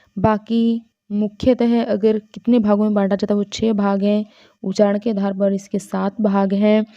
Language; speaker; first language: Hindi; non-native, local second language; Punjabi